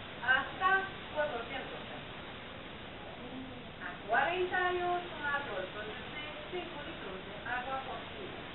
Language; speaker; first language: Spanish; non-native, learner; French